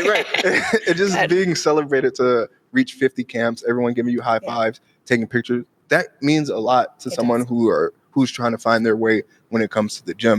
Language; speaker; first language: English; native; English